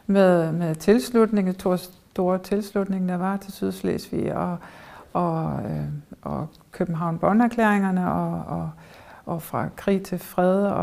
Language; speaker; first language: Danish; early bilingual, heritage; German